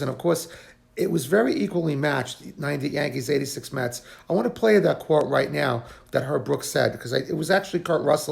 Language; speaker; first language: English; native; English